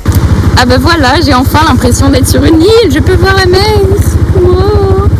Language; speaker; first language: French; native; French